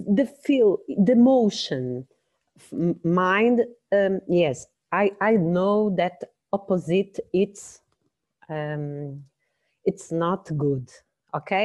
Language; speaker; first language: English; non-native, learner; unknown